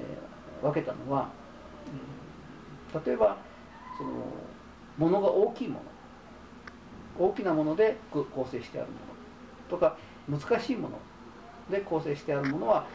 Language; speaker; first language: Japanese; native; Japanese